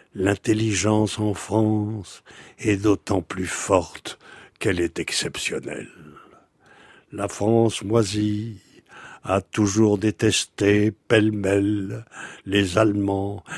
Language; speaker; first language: French; native; French